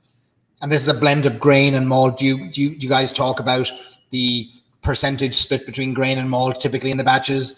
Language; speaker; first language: English; native; English